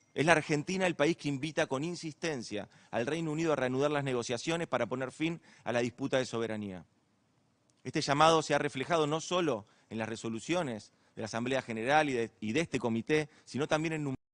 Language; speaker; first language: Spanish; native; Spanish